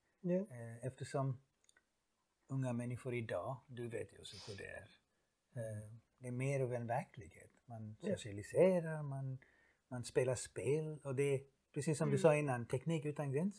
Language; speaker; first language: Swedish; non-native, fluent; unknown